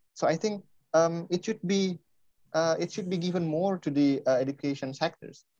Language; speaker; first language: English; non-native, fluent; Indonesian